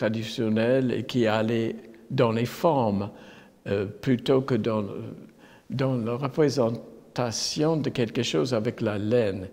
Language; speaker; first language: French; non-native, fluent; English